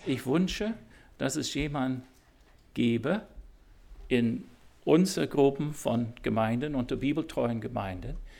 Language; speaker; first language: German; non-native, fluent; English